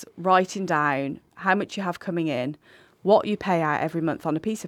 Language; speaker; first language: English; native; English